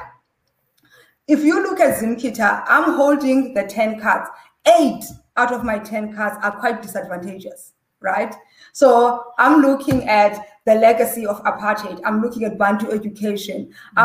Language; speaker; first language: English; non-native, local second language; Xhosa